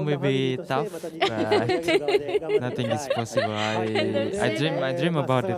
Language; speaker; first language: English; non-native, fluent; Japanese